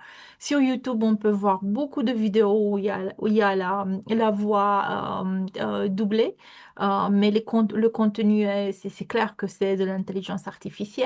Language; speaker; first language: French; non-native, fluent; Romanian